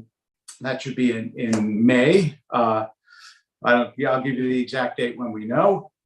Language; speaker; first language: English; native; English